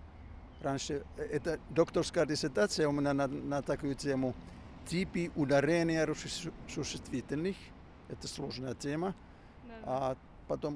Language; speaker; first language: Russian; non-native, fluent; Finnish